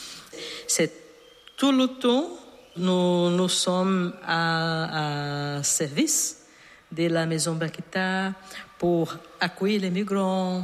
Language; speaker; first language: French; non-native, learner; Portuguese